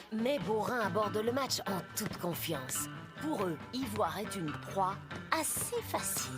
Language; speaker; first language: French; native; French